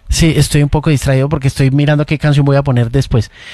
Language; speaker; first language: Spanish; native; Spanish